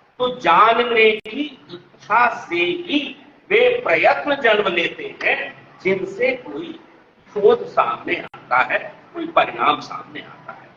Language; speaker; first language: Hindi; native; Hindi